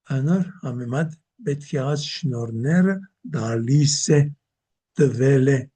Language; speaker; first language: Armenian; early bilingual, heritage; Armenian